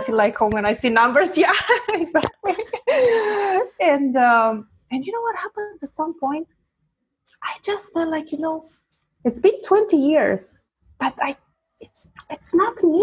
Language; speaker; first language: English; non-native, fluent; Romanian